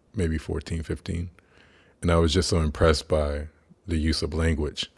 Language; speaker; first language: English; native; English